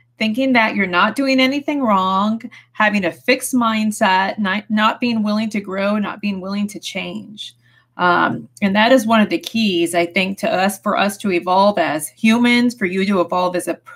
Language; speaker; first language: English; native; English